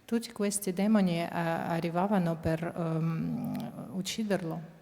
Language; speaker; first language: Italian; non-native, fluent; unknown